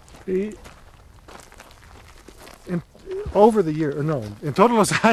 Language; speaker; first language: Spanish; non-native, learner; English